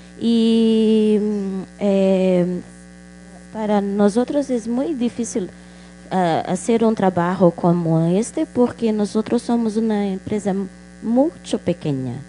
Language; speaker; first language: Portuguese; non-native, local second language; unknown